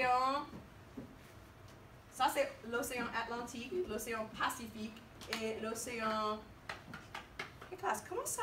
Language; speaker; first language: French; non-native, fluent; English